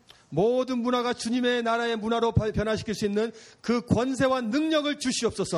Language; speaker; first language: Korean; early bilingual, heritage; Korean